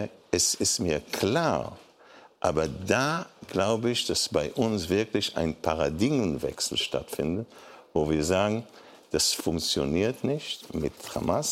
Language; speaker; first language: German; non-native, fluent; Hebrew